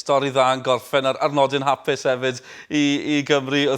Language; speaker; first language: Welsh; native; Welsh